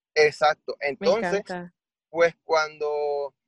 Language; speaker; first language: Spanish; native; Spanish